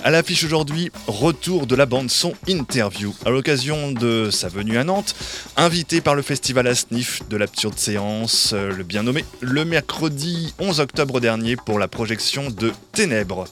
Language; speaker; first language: French; native; French